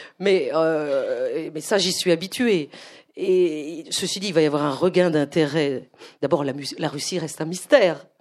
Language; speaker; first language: French; native; French